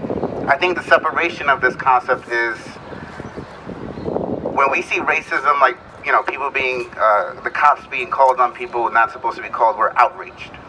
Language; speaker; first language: English; early bilingual, other home language; Spanish